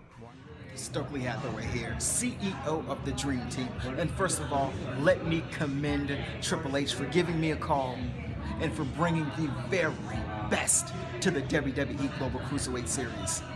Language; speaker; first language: English; native; English